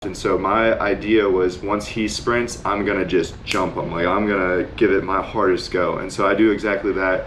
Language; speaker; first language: English; native; English